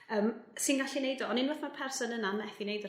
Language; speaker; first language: Welsh; native; Welsh